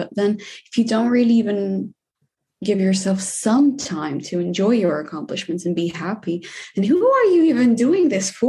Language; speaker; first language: English; non-native, fluent; Czech